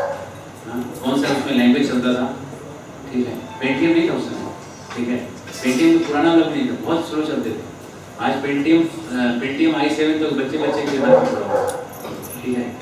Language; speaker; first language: Hindi; native; Hindi